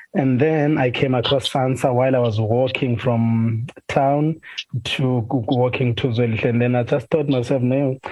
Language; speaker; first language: English; non-native, local second language; Xhosa